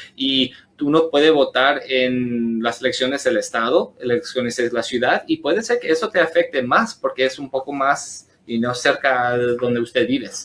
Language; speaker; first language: Spanish; early bilingual, heritage; Spanish